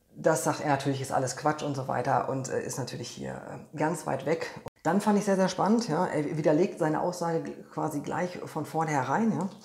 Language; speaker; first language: German; non-native, fluent; Polish